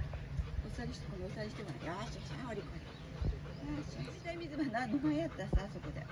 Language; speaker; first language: Japanese; native; Japanese